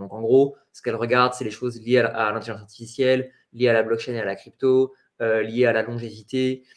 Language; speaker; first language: French; native; French